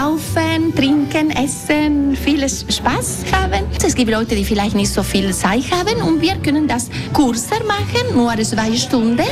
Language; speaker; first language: German; non-native, local second language; Italian